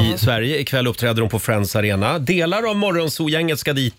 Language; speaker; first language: Swedish; native; Swedish